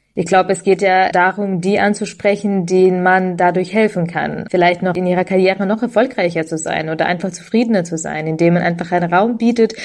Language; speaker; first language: German; early bilingual, other home language; Ukrainian